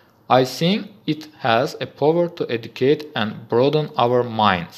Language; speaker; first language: English; non-native, fluent; Azerbaijani